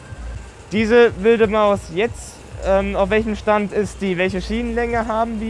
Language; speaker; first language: German; native; German